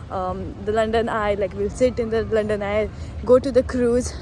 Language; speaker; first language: English; non-native, local second language; Hindi